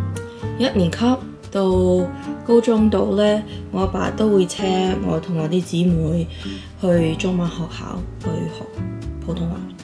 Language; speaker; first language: Chinese; early bilingual, heritage; Cantonese